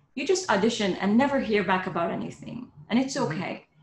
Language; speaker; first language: English; non-native, fluent; Arabic